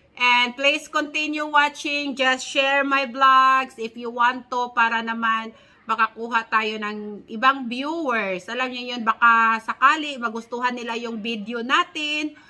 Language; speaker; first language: Filipino; non-native, local second language; Cebuano